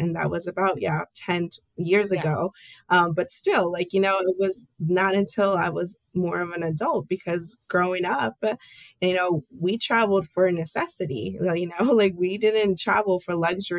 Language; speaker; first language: English; native; English